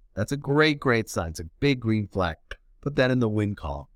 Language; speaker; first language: English; native; English